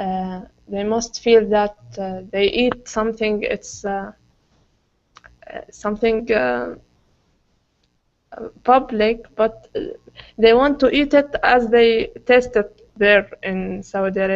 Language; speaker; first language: English; non-native, learner; Arabic